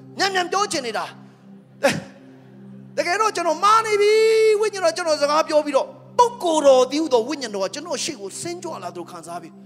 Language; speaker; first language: Burmese; non-native, local second language; Tedim Chin